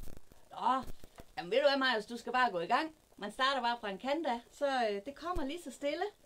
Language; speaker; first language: Danish; native; Danish